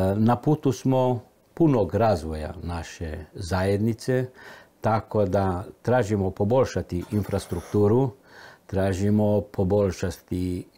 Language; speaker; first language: Croatian; early bilingual, heritage; Romanian